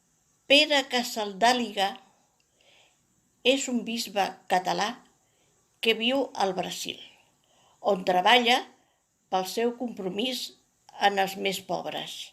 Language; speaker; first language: Catalan; non-native, local second language; Spanish